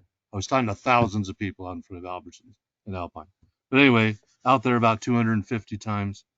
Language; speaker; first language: English; native; English